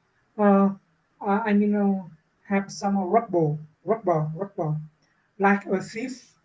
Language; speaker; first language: English; non-native, learner; Vietnamese